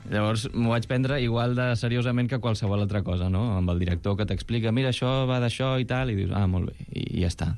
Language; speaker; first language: Catalan; non-native, local second language; Spanish